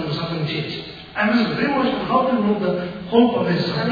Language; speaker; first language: Russian; non-native, learner; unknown